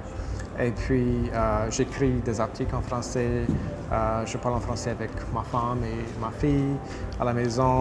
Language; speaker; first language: French; non-native, local second language; English